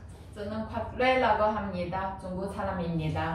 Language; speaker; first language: Korean; non-native, fluent; Chinese